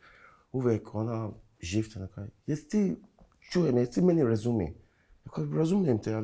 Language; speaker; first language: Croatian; non-native, learner; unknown